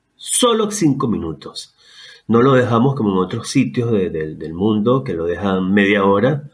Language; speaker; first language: Spanish; native; Spanish